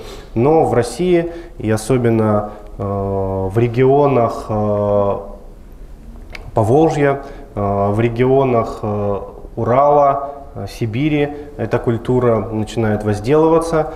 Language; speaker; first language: Russian; native; Russian